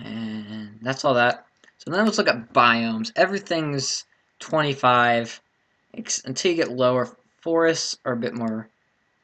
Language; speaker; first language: English; native; English